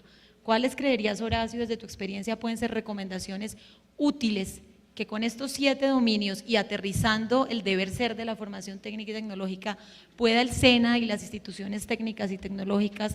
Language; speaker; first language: Spanish; native; Spanish